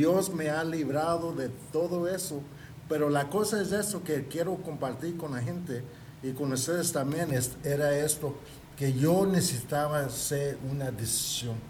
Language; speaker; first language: Spanish; early bilingual, heritage; Spanish